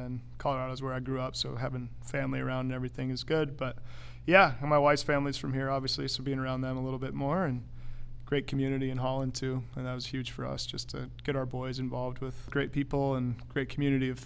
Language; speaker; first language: English; native; English